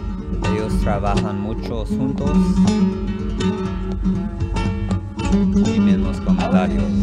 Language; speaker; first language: Spanish; non-native, learner; English